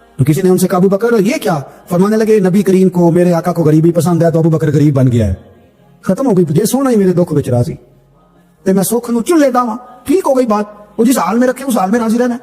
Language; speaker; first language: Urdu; non-native, local second language; Punjabi